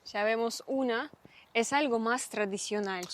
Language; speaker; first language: Spanish; non-native, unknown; Russian